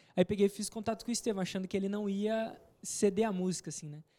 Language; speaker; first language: Portuguese; native; Portuguese